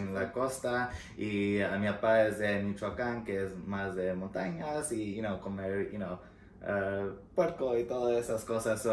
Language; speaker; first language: Spanish; early bilingual, heritage; Spanish